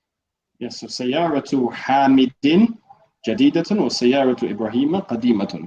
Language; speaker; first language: Arabic; non-native, fluent; English